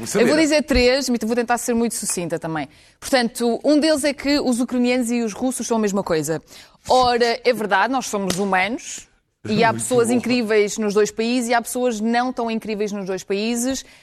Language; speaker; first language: Portuguese; early bilingual, other home language; Ukrainian